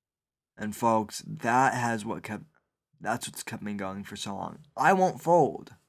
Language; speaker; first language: English; native; English